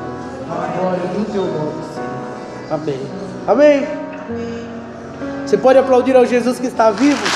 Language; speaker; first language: Portuguese; native; Portuguese